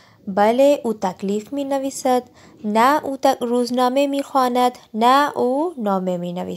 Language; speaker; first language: Persian; non-native, fluent; Urdu